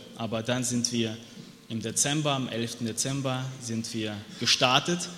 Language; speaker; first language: German; non-native, fluent; Russian